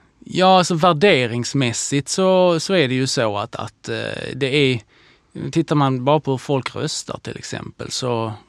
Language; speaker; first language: Swedish; early bilingual, other home language; Hebrew